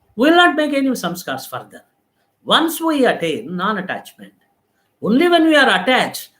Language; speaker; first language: English; non-native, local second language; Telugu